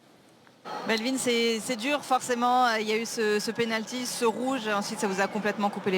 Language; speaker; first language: French; native; French